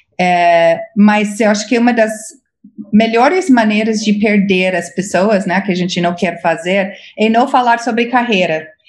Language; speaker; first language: Portuguese; non-native, fluent; English